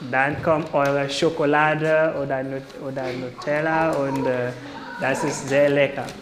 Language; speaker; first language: German; non-native, learner; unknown